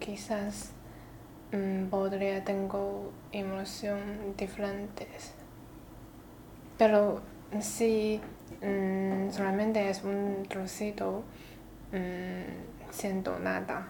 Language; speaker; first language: Spanish; non-native, learner; Chinese